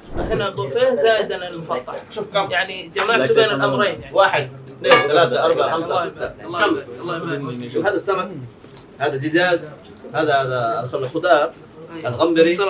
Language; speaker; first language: Arabic; non-native, learner; Bangla